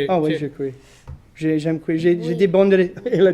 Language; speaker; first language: French; non-native, local second language; English